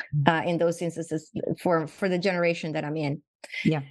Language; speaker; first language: English; non-native, fluent; Swedish